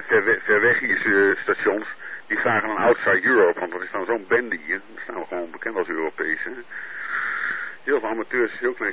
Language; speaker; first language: Dutch; native; Dutch